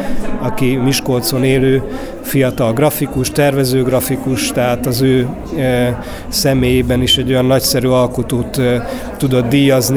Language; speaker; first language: Hungarian; native; Hungarian